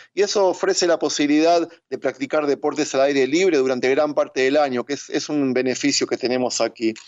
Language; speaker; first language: Spanish; native; Spanish